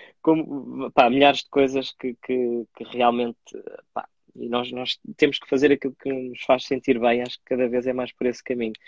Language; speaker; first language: Portuguese; native; Portuguese